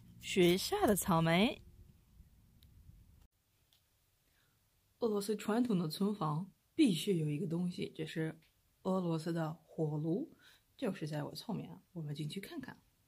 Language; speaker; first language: Chinese; non-native, fluent; Russian